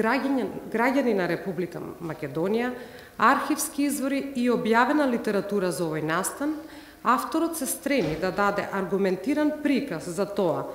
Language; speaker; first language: Macedonian; native; Macedonian